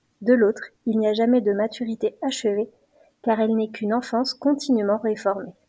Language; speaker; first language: French; native; French